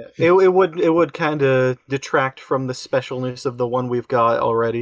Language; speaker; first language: English; native; English